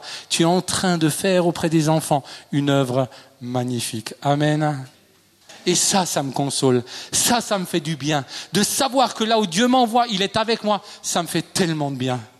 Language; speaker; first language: French; native; French